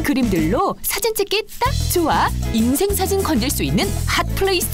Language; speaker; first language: Korean; native; Korean